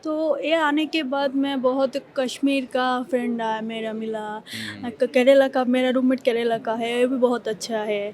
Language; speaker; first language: Hindi; non-native, learner; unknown